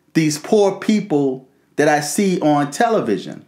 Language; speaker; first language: English; native; English